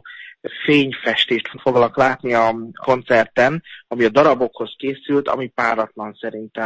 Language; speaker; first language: Hungarian; native; Hungarian